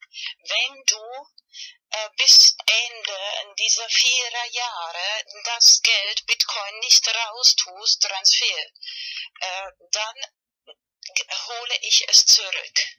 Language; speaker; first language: German; non-native, fluent; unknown